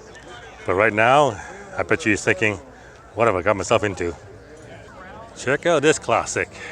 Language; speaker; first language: English; native; English